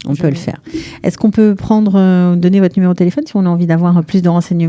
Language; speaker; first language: French; native; French